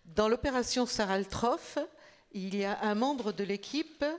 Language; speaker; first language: French; native; French